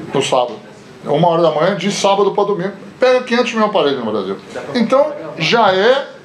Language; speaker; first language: Portuguese; native; Portuguese